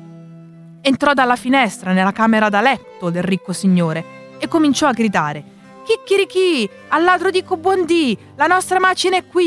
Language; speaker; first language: Italian; native; Italian